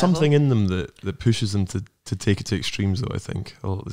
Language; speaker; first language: English; native; English